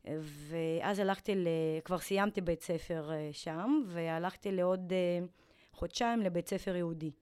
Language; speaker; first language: Hebrew; non-native, fluent; Russian